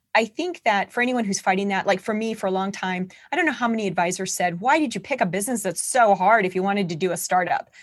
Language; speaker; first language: English; native; English